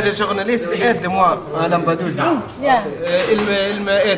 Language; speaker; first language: French; non-native, learner; Arabic